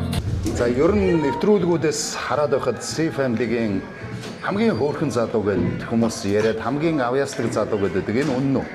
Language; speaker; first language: Mongolian; native; Mongolian